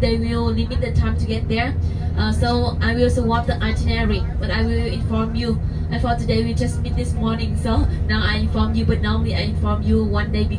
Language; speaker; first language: English; non-native, learner; Vietnamese